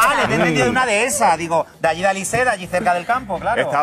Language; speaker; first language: Spanish; native; Spanish